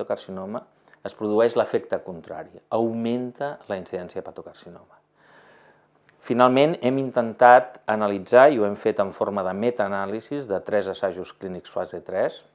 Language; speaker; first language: Catalan; native; Catalan